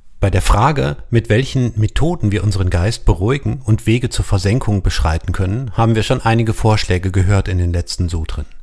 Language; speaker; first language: German; native; German